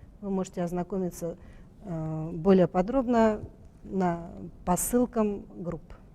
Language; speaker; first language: Russian; native; Russian